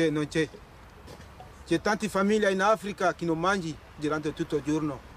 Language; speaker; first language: Italian; non-native, learner; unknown